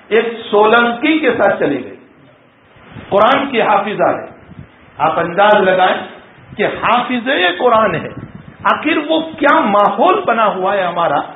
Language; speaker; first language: Urdu; non-native, local second language; Gujarati